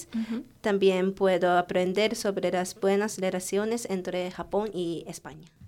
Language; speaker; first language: Spanish; non-native, learner; Japanese